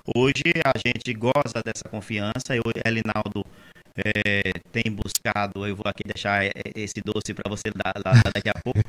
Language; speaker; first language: Portuguese; native; Portuguese